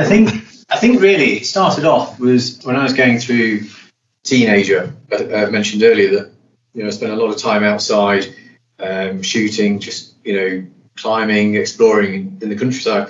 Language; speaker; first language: English; native; English